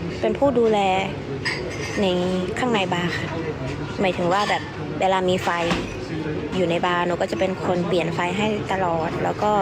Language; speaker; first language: Thai; early bilingual, heritage; Thai